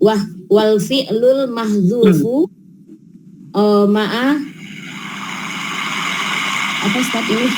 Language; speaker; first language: Arabic; non-native, learner; Indonesian